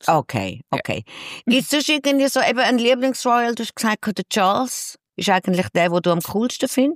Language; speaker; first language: German; native; German